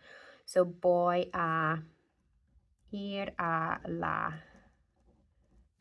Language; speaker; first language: Spanish; non-native, fluent; English